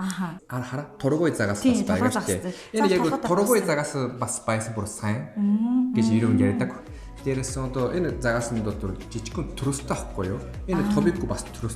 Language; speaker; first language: Mongolian; non-native, fluent; Japanese